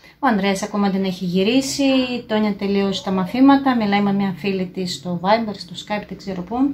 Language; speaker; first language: Greek; native; Greek